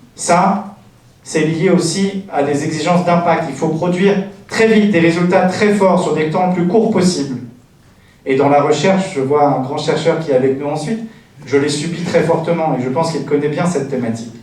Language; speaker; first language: French; native; French